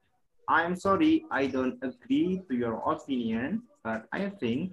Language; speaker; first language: English; non-native, learner; Indonesian